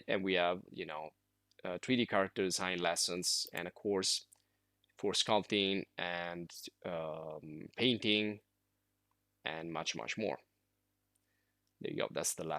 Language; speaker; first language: English; non-native, fluent; Italian